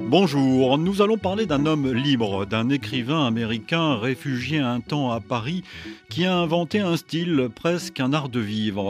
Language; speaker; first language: French; native; French